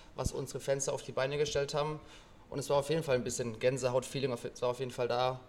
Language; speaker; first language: German; native; German